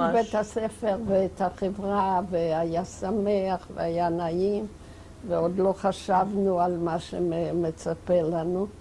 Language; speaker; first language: Hebrew; non-native, fluent; Yiddish